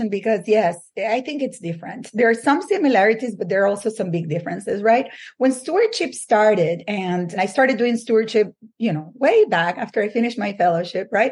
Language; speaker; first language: English; non-native, fluent; Spanish